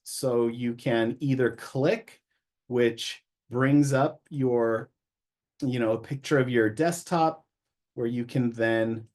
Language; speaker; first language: English; native; English